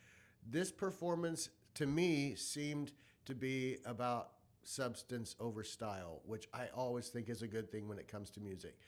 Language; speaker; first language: English; native; English